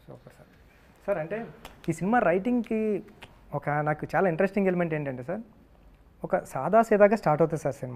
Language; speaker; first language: Telugu; native; Telugu